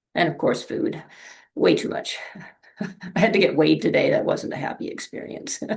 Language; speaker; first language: English; native; English